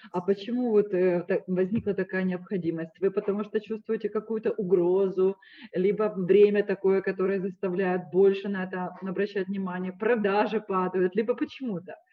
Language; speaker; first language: Russian; native; Russian